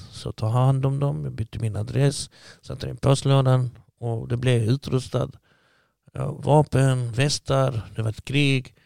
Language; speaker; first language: Swedish; early bilingual, other home language; Arabic